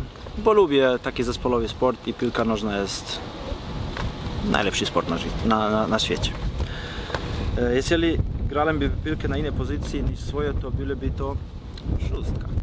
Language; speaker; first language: Polish; non-native, learner; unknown